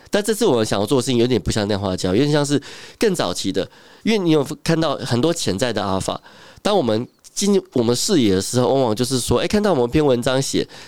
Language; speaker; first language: Chinese; native; Chinese